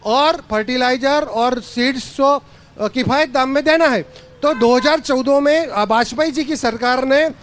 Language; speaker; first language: Hindi; non-native, local second language; Gujarati